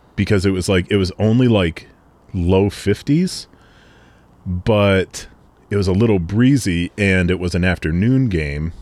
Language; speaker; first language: English; native; English